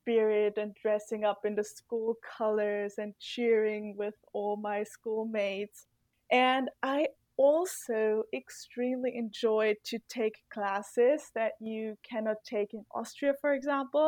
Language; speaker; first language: English; non-native, fluent; German